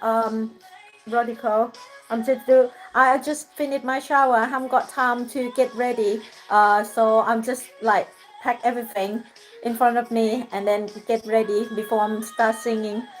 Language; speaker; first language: English; non-native, fluent; Thai